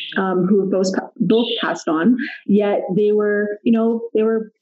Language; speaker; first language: English; native; English